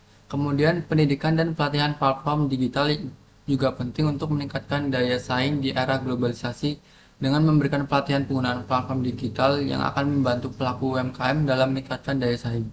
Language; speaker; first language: Indonesian; native; Indonesian